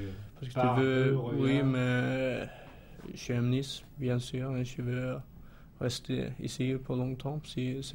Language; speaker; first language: French; non-native, learner; Swedish